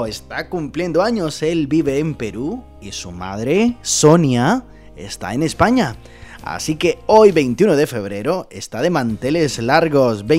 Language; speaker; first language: Spanish; native; Spanish